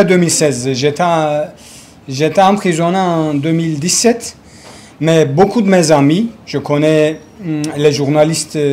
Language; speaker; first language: French; non-native, learner; Kurdish